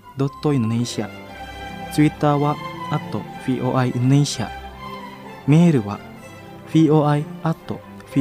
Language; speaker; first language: Japanese; non-native, fluent; Indonesian